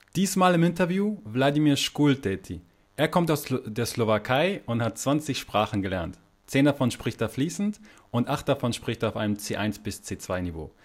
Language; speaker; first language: German; native; German